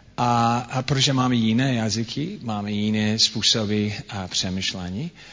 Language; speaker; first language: Czech; non-native, fluent; English